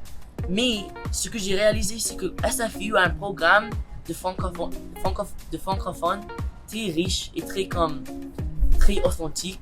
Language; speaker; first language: French; non-native, local second language; English